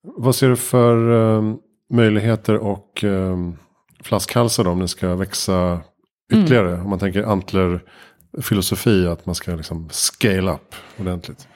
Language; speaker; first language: Swedish; native; Swedish